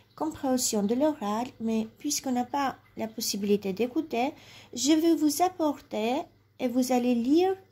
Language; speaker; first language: French; non-native, fluent; Albanian